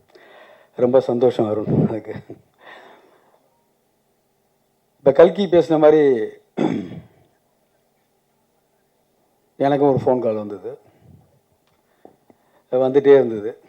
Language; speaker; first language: Tamil; native; Tamil